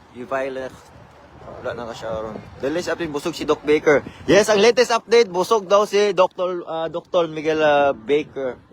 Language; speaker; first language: Filipino; non-native, local second language; Cebuano